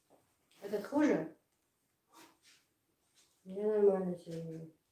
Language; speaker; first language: Russian; non-native, local second language; Chechen